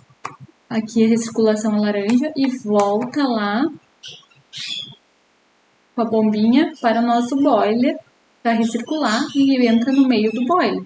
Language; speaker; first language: Portuguese; native; Portuguese